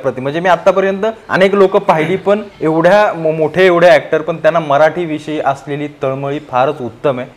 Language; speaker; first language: Marathi; native; Marathi